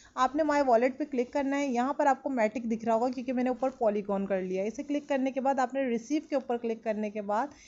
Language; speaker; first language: Urdu; non-native, local second language; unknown